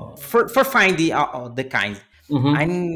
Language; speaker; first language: English; non-native, learner; Portuguese